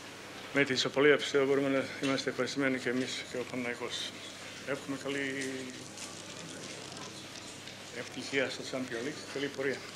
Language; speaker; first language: Greek; non-native, fluent; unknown